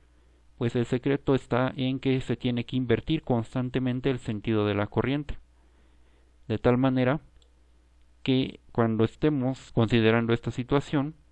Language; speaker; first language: Spanish; native; Spanish